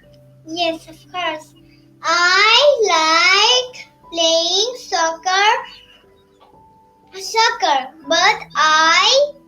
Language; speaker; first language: English; non-native, learner; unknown